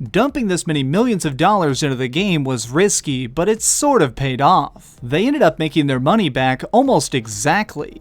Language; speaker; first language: English; native; English